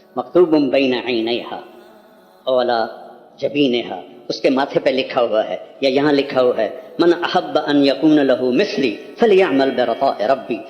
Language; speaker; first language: Urdu; non-native, local second language; Punjabi